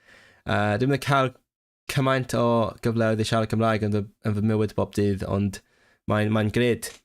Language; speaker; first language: Welsh; non-native, fluent; Cantonese